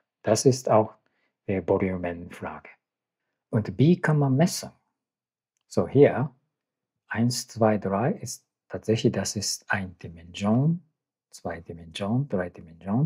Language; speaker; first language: German; non-native, learner; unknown